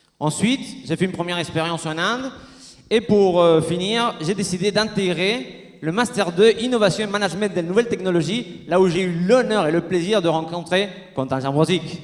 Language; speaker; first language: French; non-native, fluent; Spanish